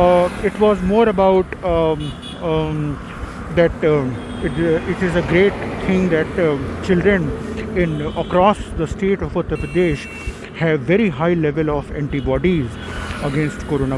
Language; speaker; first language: English; non-native, local second language; Hindi